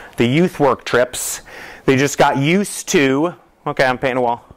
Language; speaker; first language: English; native; English